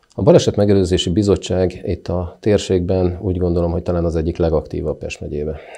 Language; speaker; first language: Hungarian; native; Hungarian